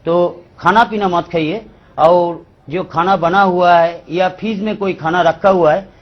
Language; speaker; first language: Hindi; non-native, local second language; Bangla